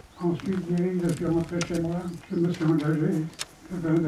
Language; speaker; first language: French; native; French